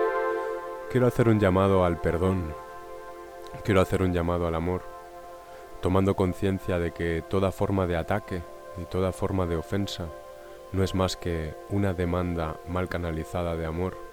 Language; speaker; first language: Spanish; native; Spanish